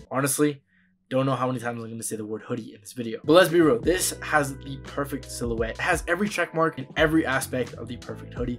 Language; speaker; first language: English; native; English